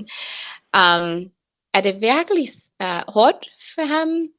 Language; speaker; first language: Danish; non-native, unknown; English